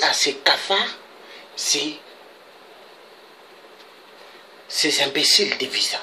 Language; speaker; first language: French; non-native, local second language; Kongo